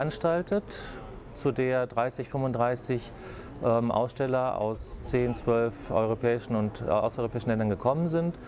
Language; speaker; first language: German; native; German